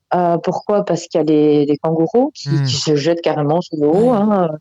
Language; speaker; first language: French; native; French